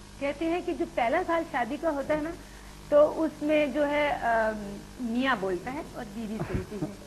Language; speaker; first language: Urdu; non-native, local second language; Pashto